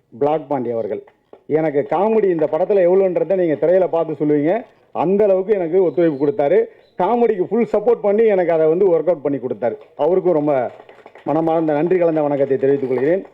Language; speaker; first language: Tamil; native; Tamil